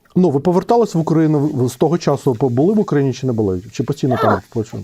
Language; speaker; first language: Ukrainian; non-native, local second language; Russian